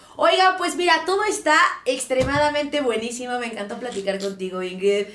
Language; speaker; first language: Spanish; native; Spanish